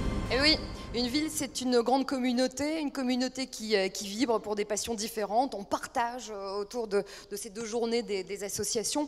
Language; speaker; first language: French; native; French